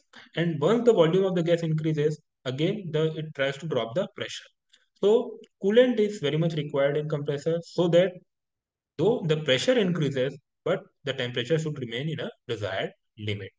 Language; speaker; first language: English; non-native, local second language; Hindi